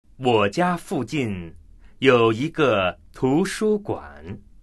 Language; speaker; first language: Chinese; non-native, learner; English